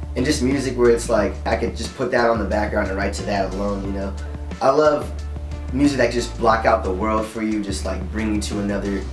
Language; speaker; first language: English; native; English